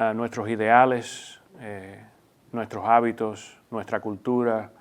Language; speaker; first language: Spanish; native; Spanish